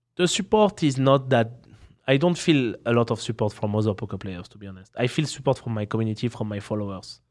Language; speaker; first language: English; non-native, fluent; French